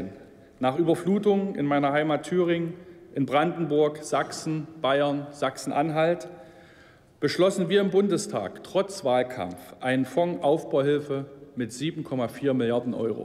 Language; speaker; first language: German; native; German